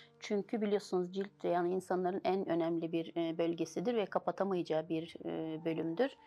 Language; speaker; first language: Turkish; non-native, fluent; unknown